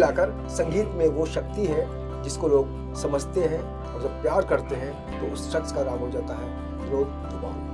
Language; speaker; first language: Hindi; native; Hindi